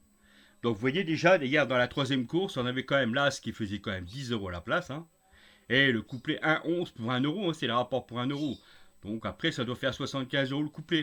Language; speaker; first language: French; native; French